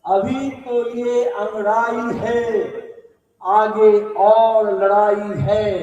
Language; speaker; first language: Hindi; non-native, local second language; Bangla